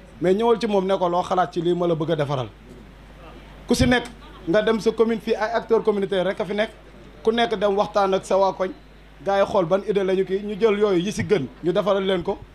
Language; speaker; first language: Wolof; native; Wolof